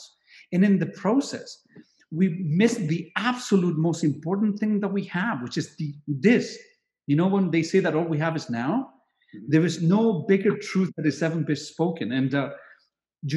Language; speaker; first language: English; non-native, fluent; Spanish